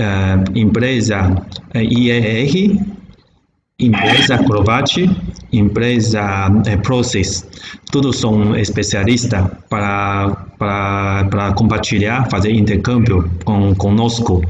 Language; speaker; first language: Portuguese; non-native, learner; Chinese